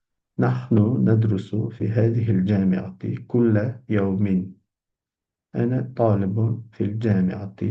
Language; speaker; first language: Arabic; non-native, fluent; Uzbek